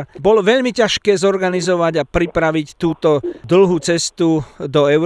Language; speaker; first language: Slovak; native; Slovak